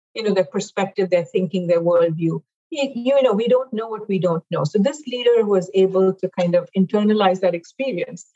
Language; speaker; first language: English; non-native, local second language; Hindi